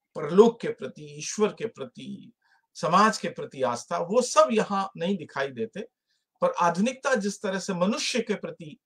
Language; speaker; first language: Hindi; native; Hindi